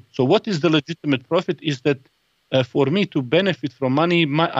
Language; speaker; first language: English; non-native, fluent; Bosnian